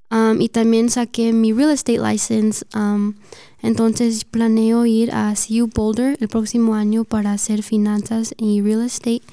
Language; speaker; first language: Spanish; early bilingual, heritage; Spanish